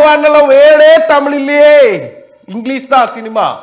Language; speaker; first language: Tamil; non-native, learner; Malayalam